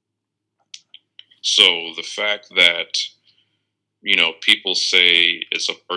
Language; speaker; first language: English; native; English